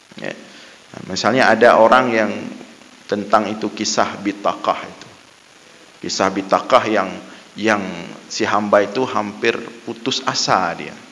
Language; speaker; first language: Malay; non-native, local second language; Achinese